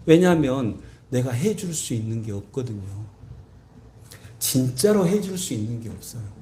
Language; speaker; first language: Korean; native; Korean